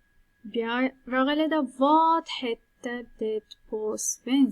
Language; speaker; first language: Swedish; non-native, fluent; Pashto